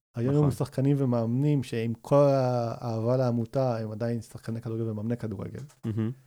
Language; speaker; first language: Hebrew; native; Hebrew